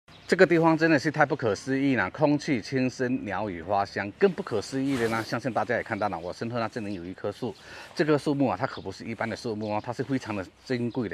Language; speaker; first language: Chinese; native; Chinese